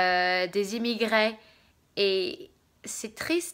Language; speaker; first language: French; non-native, fluent; English